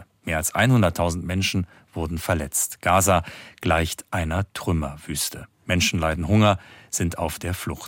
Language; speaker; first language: German; native; German